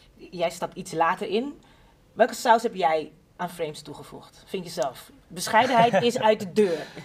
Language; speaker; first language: Dutch; native; Dutch